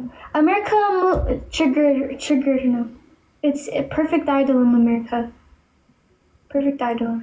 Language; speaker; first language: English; non-native, learner; Amharic